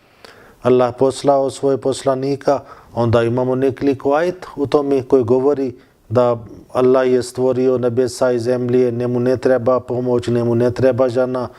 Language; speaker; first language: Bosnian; non-native, fluent; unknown